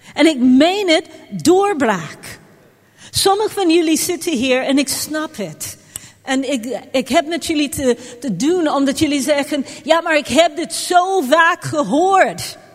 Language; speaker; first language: Dutch; non-native, fluent; English